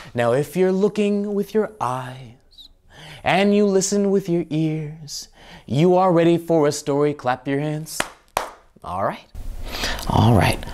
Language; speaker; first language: English; native; English